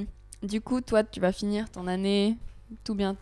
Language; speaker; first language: French; native; French